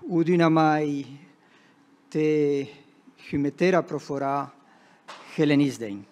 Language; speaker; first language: Greek; non-native, fluent; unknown